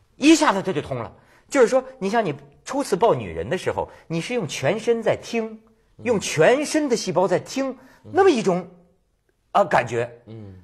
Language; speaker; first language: Chinese; native; Chinese